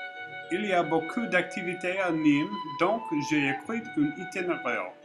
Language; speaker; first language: French; non-native, learner; English